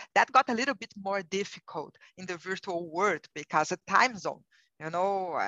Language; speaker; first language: English; non-native, fluent; Portuguese